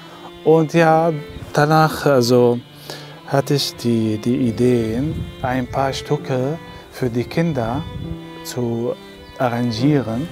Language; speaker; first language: German; non-native, learner; Arabic